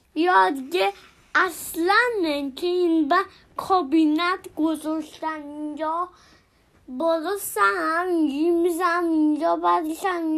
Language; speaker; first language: Persian; early bilingual, heritage; Persian